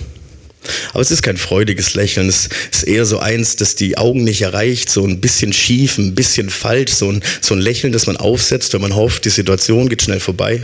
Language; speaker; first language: German; native; German